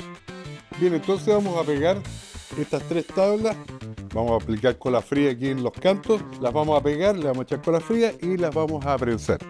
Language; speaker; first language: Spanish; native; Spanish